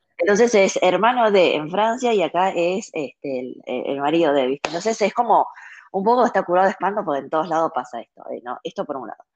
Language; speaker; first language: Spanish; early bilingual, other home language; Chinese